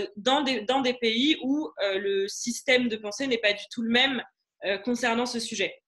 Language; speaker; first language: French; non-native, local second language; Arabic